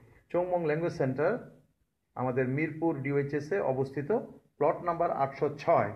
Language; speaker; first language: Bangla; native; Bangla